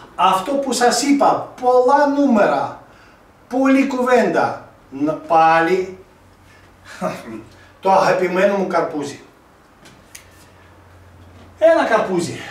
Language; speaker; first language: Greek; non-native, fluent; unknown